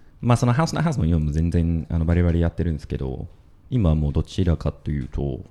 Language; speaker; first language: Japanese; non-native, fluent; English